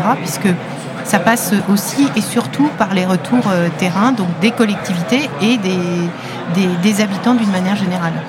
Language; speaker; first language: French; native; French